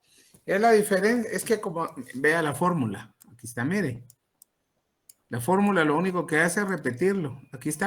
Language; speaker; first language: Spanish; native; Spanish